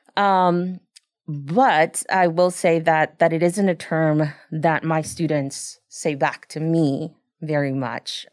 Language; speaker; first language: English; early bilingual, other home language; Spanish